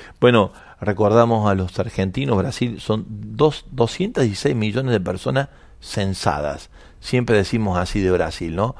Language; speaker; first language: Spanish; native; Spanish